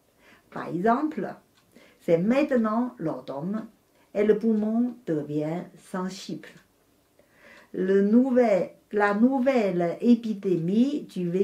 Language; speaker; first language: French; non-native, fluent; Chinese